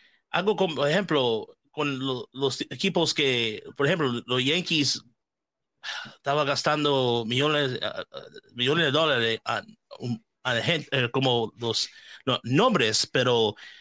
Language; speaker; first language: Spanish; non-native, learner; English